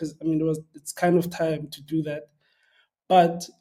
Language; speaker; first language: English; non-native, local second language; Xhosa